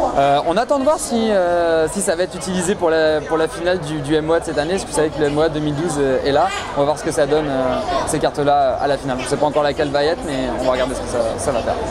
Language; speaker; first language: French; native; French